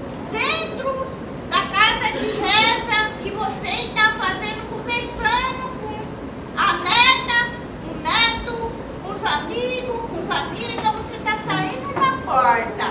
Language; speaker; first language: Portuguese; non-native, local second language; Guarani